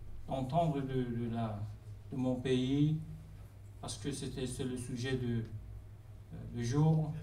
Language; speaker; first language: French; non-native, fluent; Persian